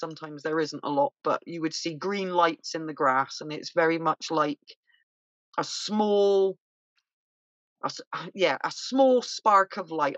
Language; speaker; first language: English; native; English